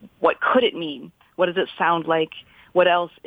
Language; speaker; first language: English; non-native, local second language; French